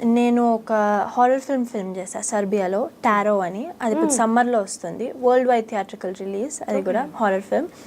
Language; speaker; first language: Telugu; early bilingual, heritage; Telugu